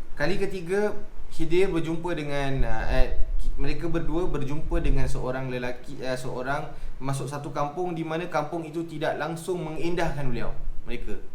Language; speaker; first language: Malay; native; Malay